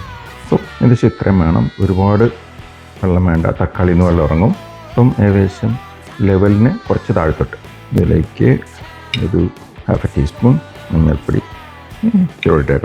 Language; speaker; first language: Malayalam; native; Malayalam